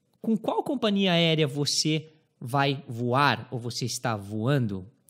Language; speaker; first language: Portuguese; native; Portuguese